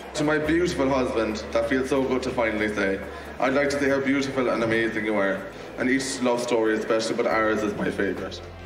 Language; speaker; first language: English; native; English